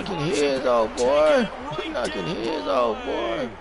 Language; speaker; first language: English; native; English